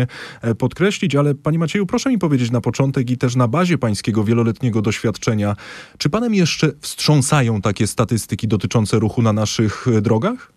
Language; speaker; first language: Polish; native; Polish